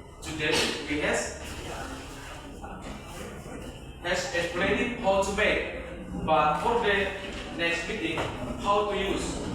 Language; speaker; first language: English; non-native, learner; Indonesian